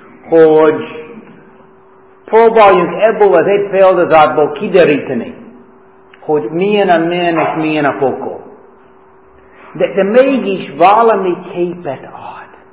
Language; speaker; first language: Hungarian; non-native, fluent; English